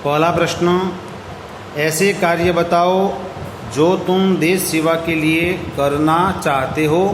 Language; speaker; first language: Hindi; non-native, local second language; Gujarati